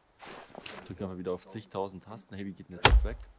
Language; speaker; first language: German; native; German